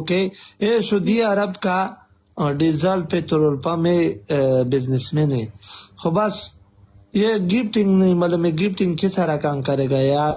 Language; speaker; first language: Hindi; non-native, learner; Pashto